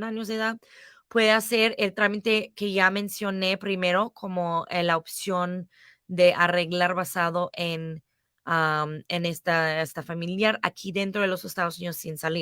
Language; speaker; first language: Spanish; non-native, fluent; English